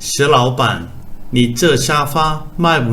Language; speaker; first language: Chinese; non-native, fluent; Korean